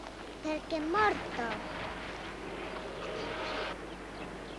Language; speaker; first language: Italian; non-native, learner; Japanese